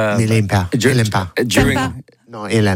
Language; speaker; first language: French; non-native, learner; English